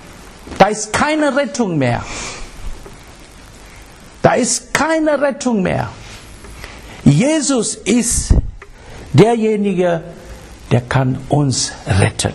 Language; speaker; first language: German; non-native, fluent; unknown